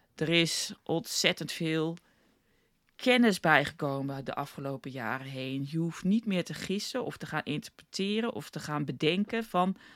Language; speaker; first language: Dutch; early bilingual, heritage; Afrikaans